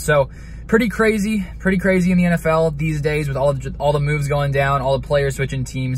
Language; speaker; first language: English; native; English